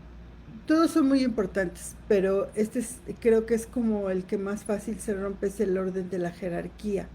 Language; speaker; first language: Spanish; native; Spanish